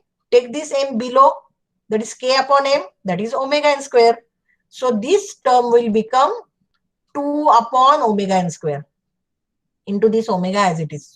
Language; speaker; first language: English; non-native, local second language; Marathi